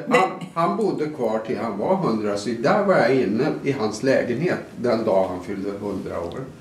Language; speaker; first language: Swedish; native; Swedish